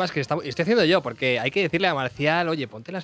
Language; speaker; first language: Spanish; native; Spanish